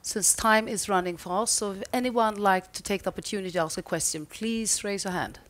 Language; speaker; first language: English; non-native, fluent; Swedish